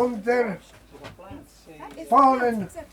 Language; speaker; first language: German; non-native, learner; Estonian